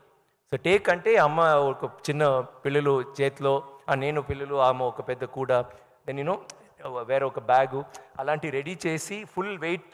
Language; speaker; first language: Telugu; non-native, learner; Tamil